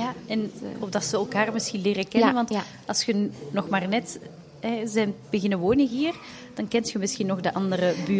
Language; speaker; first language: Dutch; native; Dutch